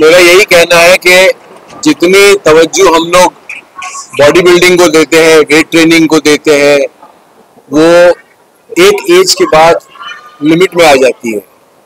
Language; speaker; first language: Hindi; native; Hindi